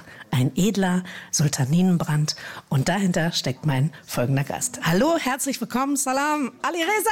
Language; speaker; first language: German; native; German